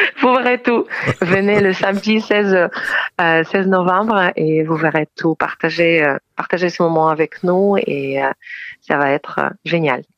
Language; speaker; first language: French; non-native, fluent; Ukrainian